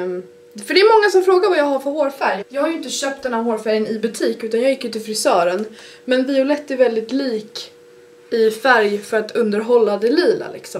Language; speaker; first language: Swedish; native; Swedish